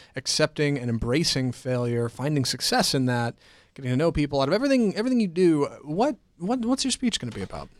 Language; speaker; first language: English; native; English